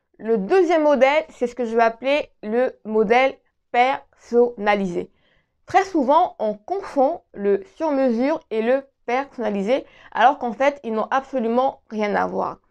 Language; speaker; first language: French; native; French